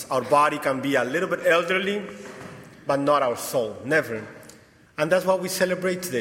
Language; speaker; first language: English; non-native, fluent; Spanish